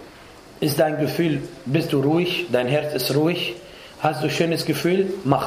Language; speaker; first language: German; non-native, fluent; Arabic